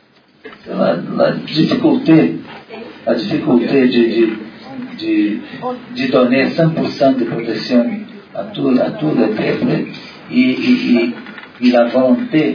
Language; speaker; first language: French; non-native, learner; Portuguese